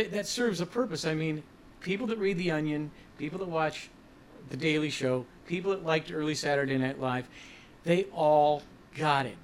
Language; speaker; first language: English; native; English